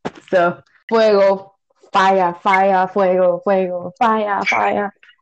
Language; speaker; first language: Spanish; early bilingual, heritage; Spanish